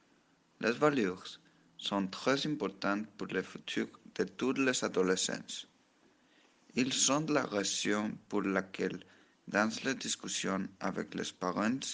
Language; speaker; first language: French; non-native, learner; Spanish